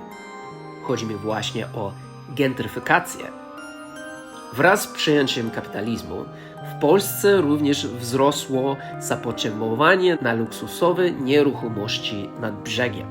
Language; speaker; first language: Polish; non-native, fluent; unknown